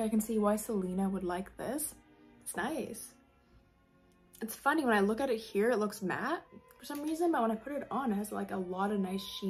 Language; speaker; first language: English; native; English